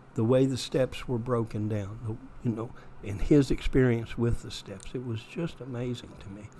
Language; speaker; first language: English; native; English